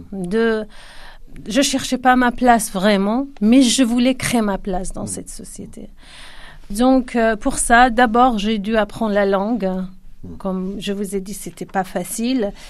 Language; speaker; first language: French; non-native, fluent; Kurdish